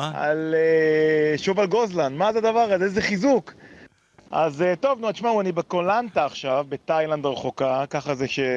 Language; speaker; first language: Hebrew; native; Hebrew